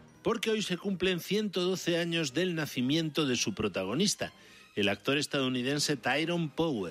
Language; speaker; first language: Spanish; native; Spanish